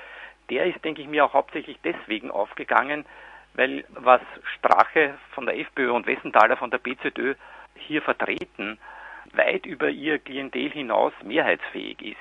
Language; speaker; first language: German; native; German